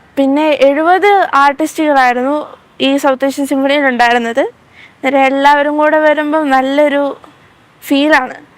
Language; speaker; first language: Malayalam; native; Malayalam